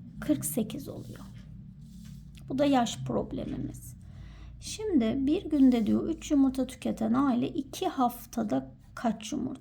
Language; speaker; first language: Turkish; native; Turkish